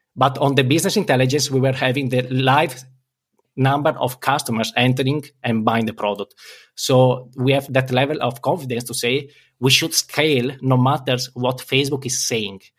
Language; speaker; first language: English; non-native, fluent; Italian